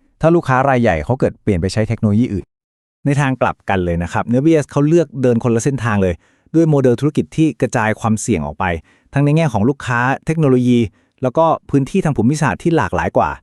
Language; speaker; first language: Thai; native; Thai